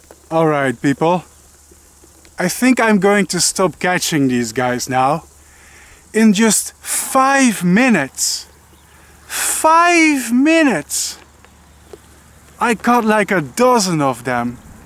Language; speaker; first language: English; non-native, fluent; Dutch